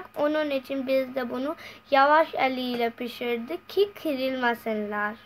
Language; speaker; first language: Turkish; non-native, fluent; Urdu